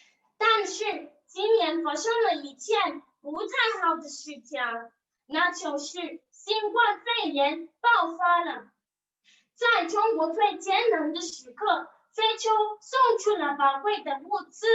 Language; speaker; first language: Chinese; non-native, learner; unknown